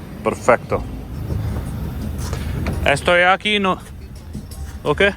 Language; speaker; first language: Spanish; non-native, learner; Hindi